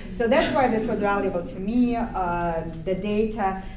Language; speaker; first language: English; non-native, fluent; Ukrainian